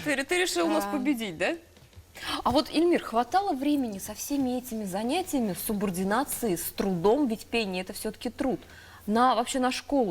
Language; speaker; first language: Russian; native; Russian